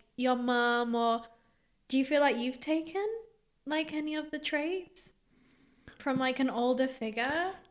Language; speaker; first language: English; early bilingual, other home language; Greek